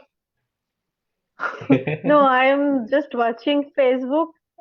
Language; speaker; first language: English; non-native, learner; Bangla